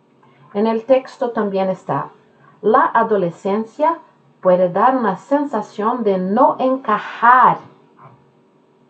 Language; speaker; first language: Spanish; non-native, fluent; Norwegian